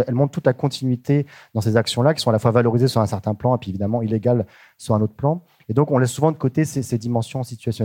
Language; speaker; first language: French; native; French